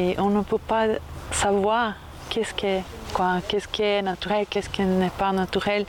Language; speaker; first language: French; non-native, fluent; Portuguese